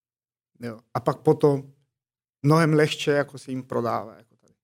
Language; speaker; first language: Czech; non-native, fluent; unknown